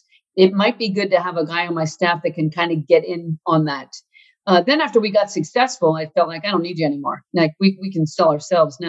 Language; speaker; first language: English; native; English